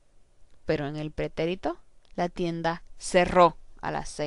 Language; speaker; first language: Spanish; non-native, fluent; English